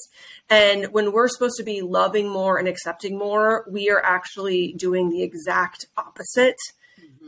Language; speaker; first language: English; native; English